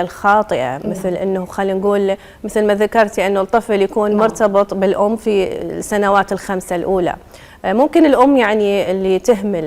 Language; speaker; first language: Arabic; native; Arabic